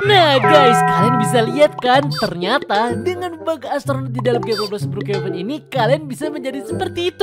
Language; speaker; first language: Indonesian; native; Indonesian